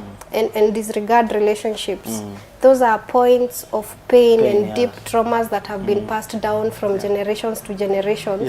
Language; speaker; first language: English; non-native, local second language; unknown